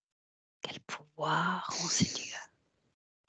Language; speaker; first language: French; native; French